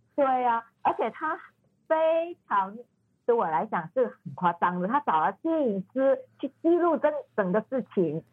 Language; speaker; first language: Chinese; non-native, fluent; Cantonese